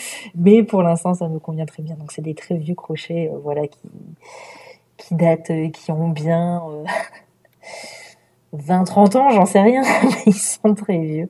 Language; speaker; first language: French; native; French